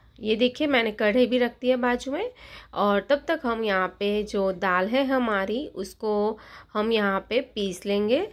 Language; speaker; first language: Hindi; non-native, local second language; Gujarati